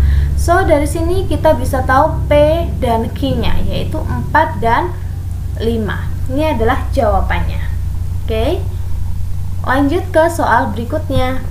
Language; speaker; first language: Indonesian; native; Indonesian